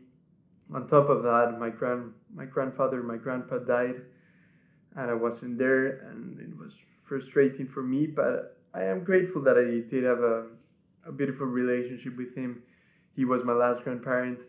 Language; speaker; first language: English; non-native, fluent; Spanish